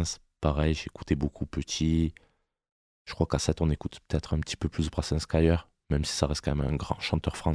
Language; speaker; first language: French; native; French